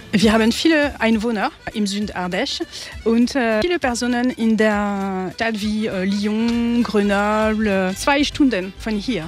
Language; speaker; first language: German; non-native, learner; French